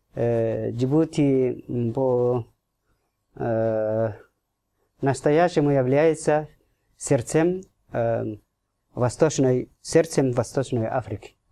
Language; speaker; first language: Russian; non-native, fluent; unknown